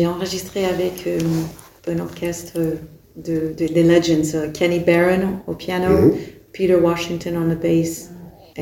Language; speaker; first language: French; non-native, fluent; English